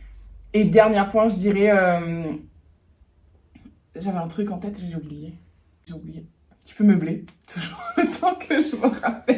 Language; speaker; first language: French; native; French